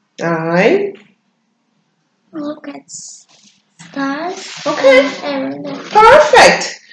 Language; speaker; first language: English; non-native, learner; Turkish